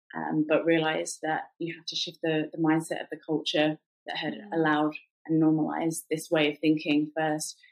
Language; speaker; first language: English; native; English